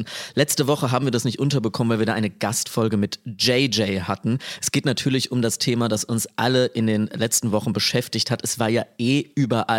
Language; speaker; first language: German; native; German